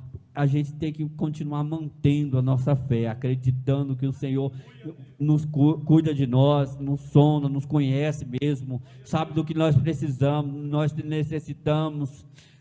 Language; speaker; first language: Portuguese; native; Portuguese